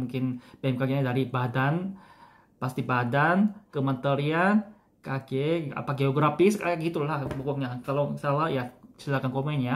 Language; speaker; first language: Indonesian; non-native, fluent; Korean